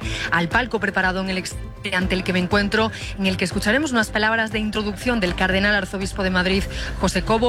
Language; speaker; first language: Spanish; native; Spanish